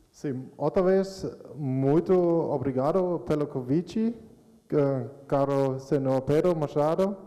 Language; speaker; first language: Portuguese; non-native, learner; German